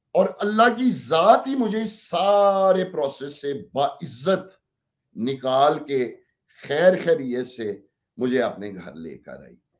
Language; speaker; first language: Urdu; non-native, local second language; Punjabi